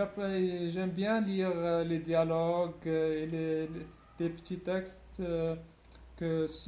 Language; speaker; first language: French; non-native, local second language; Arabic